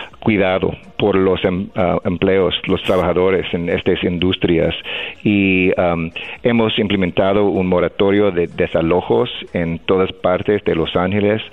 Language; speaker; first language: Spanish; non-native, fluent; English